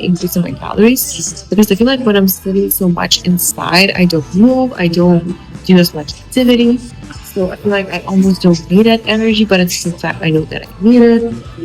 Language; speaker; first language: English; non-native, fluent; Lithuanian